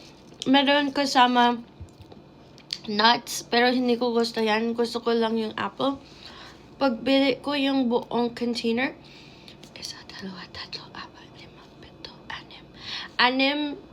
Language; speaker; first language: Filipino; early bilingual, heritage; Filipino